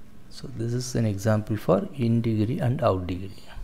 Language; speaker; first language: English; non-native, local second language; Tamil